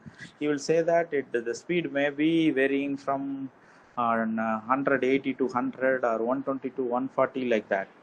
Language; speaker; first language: English; non-native, local second language; Tamil